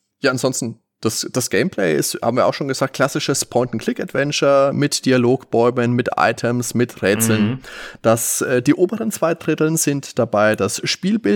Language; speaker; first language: German; native; German